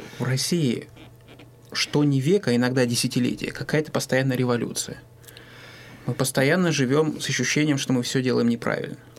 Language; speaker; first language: Russian; native; Russian